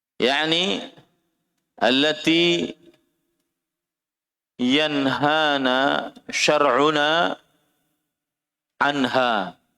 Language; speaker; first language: Arabic; non-native, fluent; Indonesian